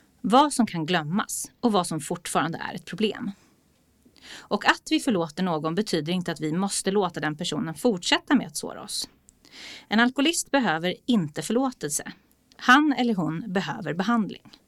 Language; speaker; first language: Swedish; native; Swedish